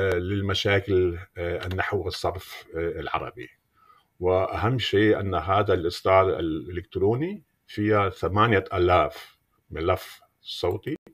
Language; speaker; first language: Arabic; non-native, fluent; German